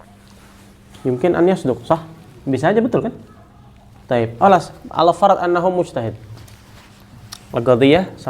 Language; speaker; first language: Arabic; non-native, fluent; Indonesian